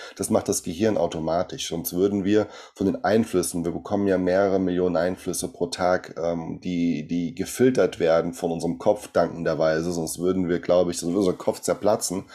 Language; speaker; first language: German; early bilingual, other home language; Portuguese